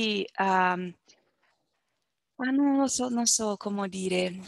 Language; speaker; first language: Italian; non-native, learner; Portuguese